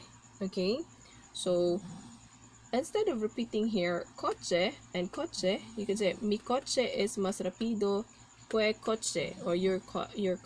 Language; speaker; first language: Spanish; non-native, learner; Cebuano